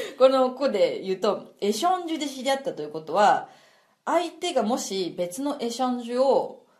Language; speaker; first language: Japanese; native; Japanese